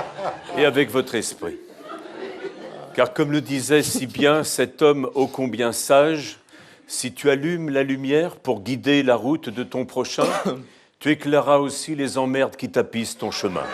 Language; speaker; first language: French; native; French